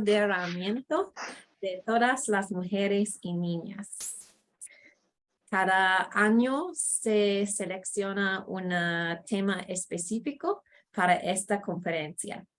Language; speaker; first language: Spanish; non-native, fluent; English